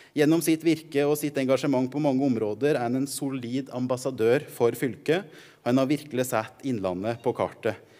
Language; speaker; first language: Norwegian; native; Norwegian